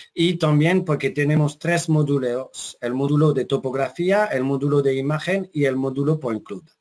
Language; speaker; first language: Spanish; non-native, fluent; French